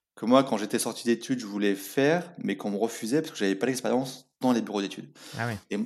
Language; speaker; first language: French; native; French